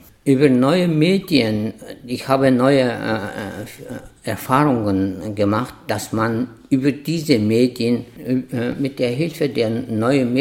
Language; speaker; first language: German; non-native, fluent; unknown